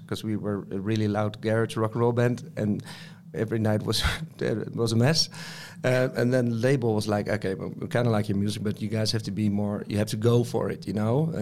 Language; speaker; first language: English; non-native, fluent; Dutch